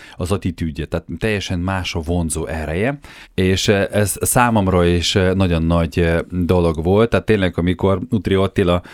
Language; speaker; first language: Hungarian; non-native, fluent; Ukrainian